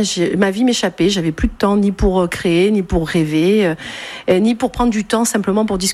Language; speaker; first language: French; native; French